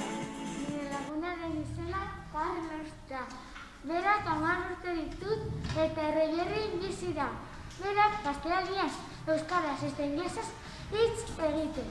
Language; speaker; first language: Basque; non-native, local second language; Spanish